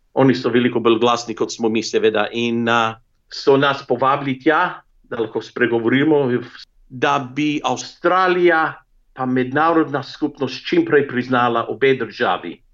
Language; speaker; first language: Slovenian; early bilingual, heritage; Slovenian